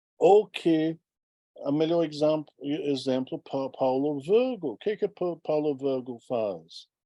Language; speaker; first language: Portuguese; non-native, fluent; English